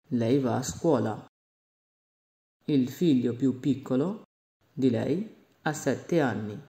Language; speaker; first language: Italian; non-native, fluent; Bangla